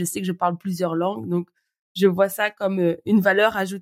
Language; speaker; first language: French; native; French